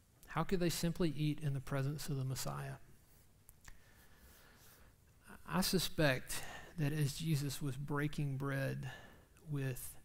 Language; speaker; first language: English; native; English